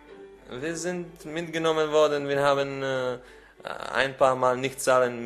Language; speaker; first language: German; non-native, learner; Bulgarian